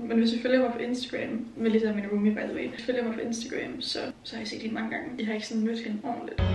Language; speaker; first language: Danish; native; Danish